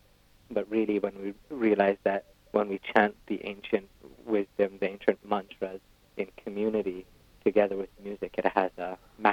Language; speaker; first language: English; native; English